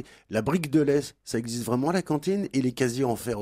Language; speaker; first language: French; native; French